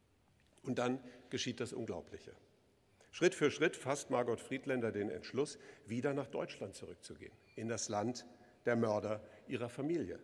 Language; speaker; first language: German; native; German